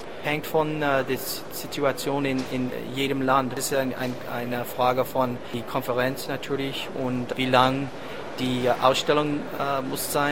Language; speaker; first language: German; non-native, fluent; English